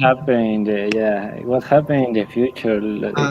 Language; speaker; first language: English; non-native, learner; Spanish